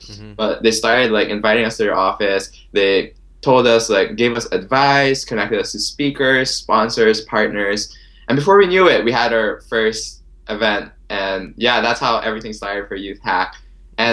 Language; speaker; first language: English; non-native, local second language; Filipino